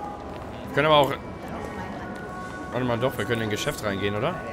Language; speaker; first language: German; native; German